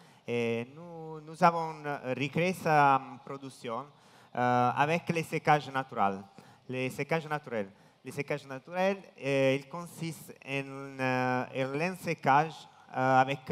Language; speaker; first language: French; non-native, learner; Italian